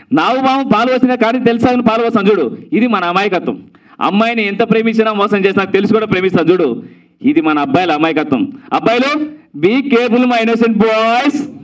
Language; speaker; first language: Telugu; native; Telugu